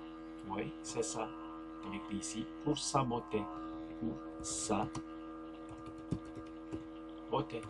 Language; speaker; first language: French; non-native, fluent; Turkish